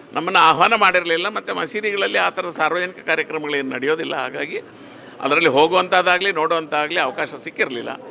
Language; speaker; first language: Kannada; native; Kannada